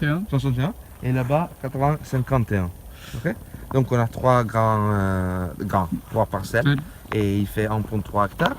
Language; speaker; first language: French; non-native, learner; Italian